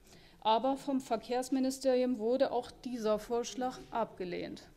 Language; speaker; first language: German; native; German